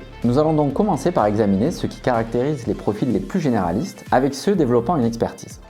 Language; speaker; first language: French; native; French